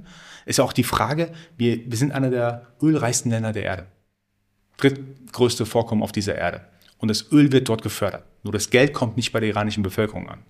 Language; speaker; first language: German; early bilingual, other home language; Persian